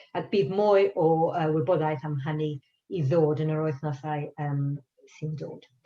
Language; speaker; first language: Welsh; non-native, local second language; English